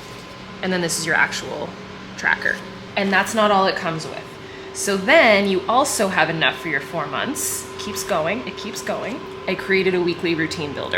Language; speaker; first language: English; native; English